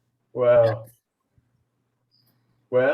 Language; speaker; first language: English; non-native, learner; Portuguese